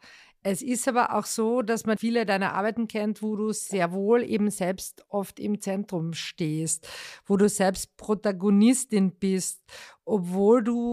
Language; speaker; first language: German; native; German